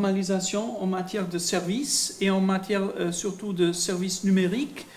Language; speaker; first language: French; non-native, fluent; German